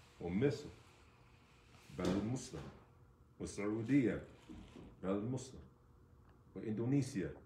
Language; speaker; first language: Arabic; non-native, fluent; English